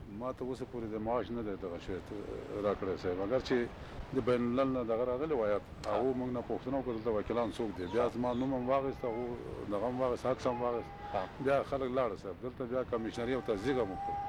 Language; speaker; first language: Pashto; non-native, local second language; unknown